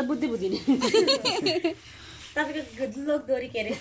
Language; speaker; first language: Chinese; non-native, learner; Nepali